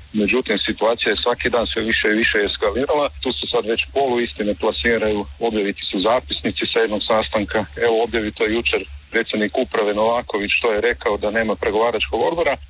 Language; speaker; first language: Croatian; native; Croatian